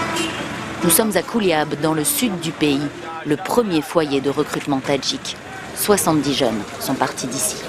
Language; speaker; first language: French; native; French